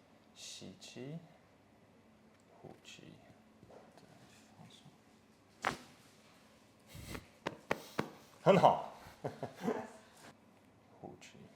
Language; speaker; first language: Chinese; non-native, learner; English